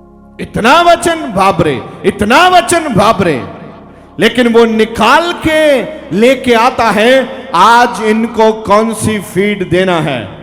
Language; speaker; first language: Hindi; non-native, local second language; Punjabi